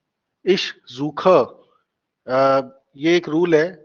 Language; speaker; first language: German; non-native, fluent; Hindi